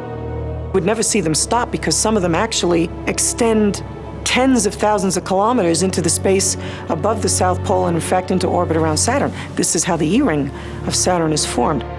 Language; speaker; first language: English; native; English